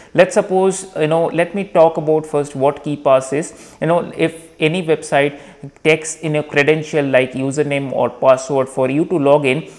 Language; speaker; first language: English; non-native, local second language; Hindi